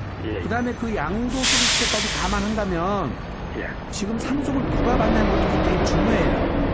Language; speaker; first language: Korean; native; Korean